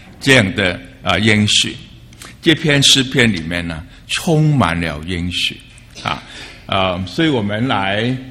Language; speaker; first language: Chinese; non-native, local second language; Cantonese